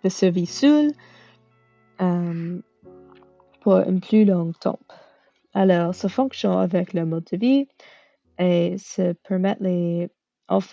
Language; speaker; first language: French; non-native, learner; English